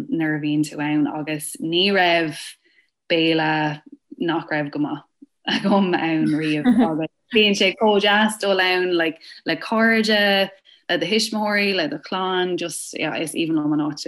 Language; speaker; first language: Irish; non-native, local second language; English